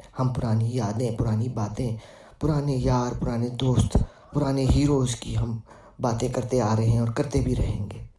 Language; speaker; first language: Urdu; native; Urdu